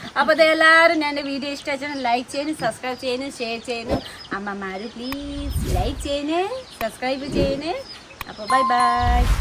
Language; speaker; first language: Malayalam; non-native, learner; Nepali